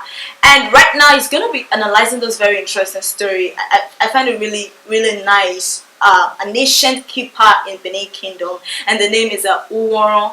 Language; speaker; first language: English; non-native, local second language; Yoruba